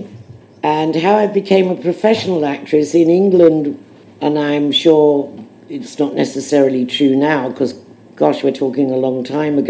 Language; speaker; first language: English; native; English